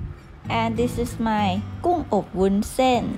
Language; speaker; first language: English; non-native, fluent; Thai